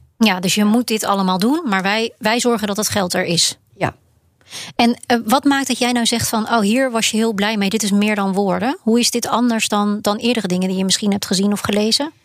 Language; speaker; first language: Dutch; native; Dutch